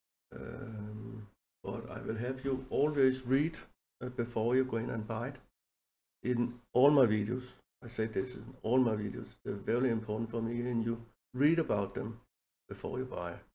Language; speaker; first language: English; non-native, learner; Danish